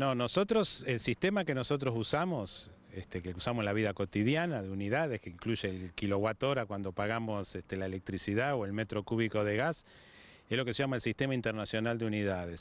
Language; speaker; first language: Spanish; native; Spanish